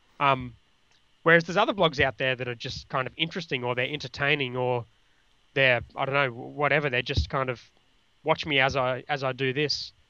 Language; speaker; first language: English; native; English